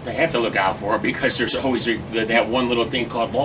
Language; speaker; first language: English; native; English